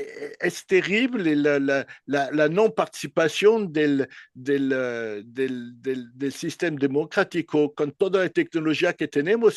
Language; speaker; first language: Spanish; non-native, learner; French